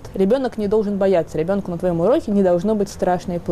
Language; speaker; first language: Russian; native; Russian